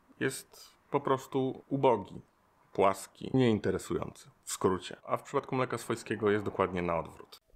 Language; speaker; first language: Polish; native; Polish